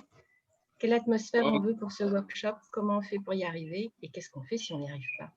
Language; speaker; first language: French; native; French